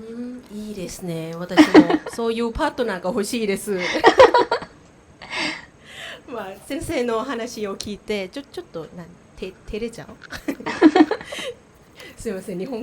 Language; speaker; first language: Japanese; non-native, learner; Thai